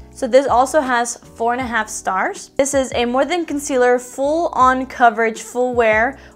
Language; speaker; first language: English; native; English